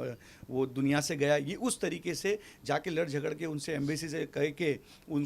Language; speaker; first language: Hindi; native; Hindi